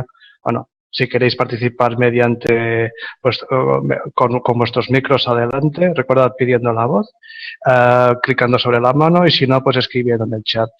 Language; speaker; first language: Spanish; native; Spanish